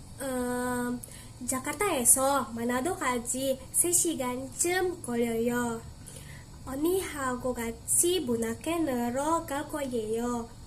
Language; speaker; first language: Korean; non-native, learner; Indonesian